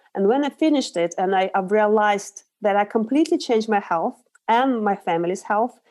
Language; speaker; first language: English; non-native, fluent; Russian